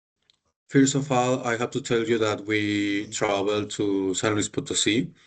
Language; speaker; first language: English; non-native, learner; Spanish